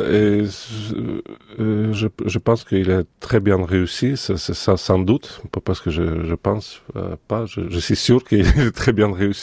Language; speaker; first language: French; non-native, fluent; Russian